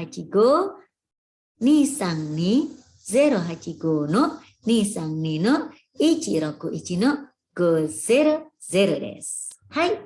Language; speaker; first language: Japanese; non-native, fluent; Indonesian